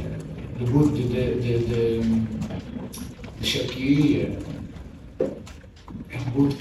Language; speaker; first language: French; non-native, learner; Portuguese